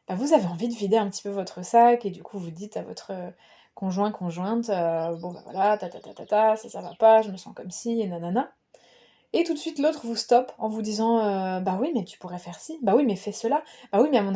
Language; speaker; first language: French; native; French